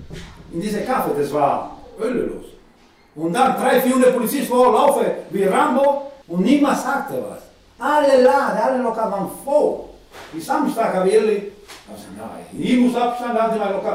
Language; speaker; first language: German; non-native, learner; Italian